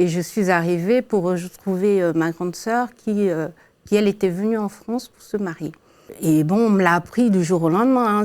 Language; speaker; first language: French; early bilingual, other home language; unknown